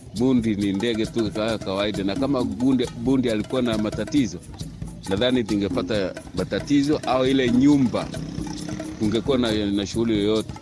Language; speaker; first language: Swahili; native; Swahili